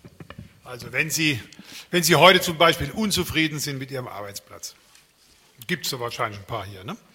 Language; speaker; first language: German; native; German